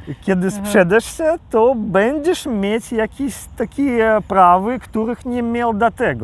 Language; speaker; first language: Polish; non-native, local second language; Belarusian